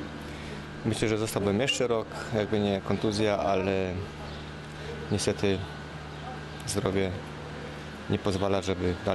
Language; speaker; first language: Polish; early bilingual, heritage; Polish